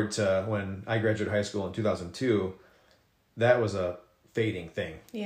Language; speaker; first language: English; native; English